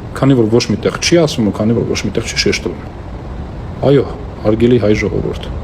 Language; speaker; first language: Armenian; non-native, local second language; Kurdish